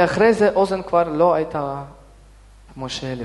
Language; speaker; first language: Hebrew; non-native, fluent; Russian